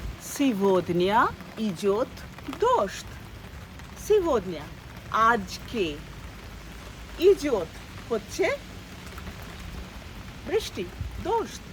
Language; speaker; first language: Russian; non-native, fluent; Bangla